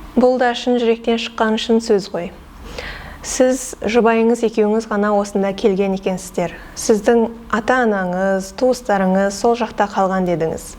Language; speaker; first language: Kazakh; native; Kazakh